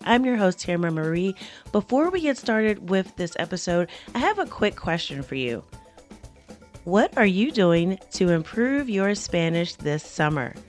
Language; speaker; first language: English; native; English